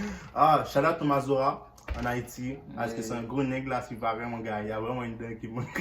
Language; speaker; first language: French; early bilingual, other home language; Haitian Creole